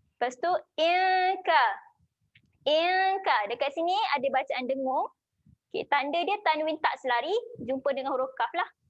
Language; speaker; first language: Malay; native; Malay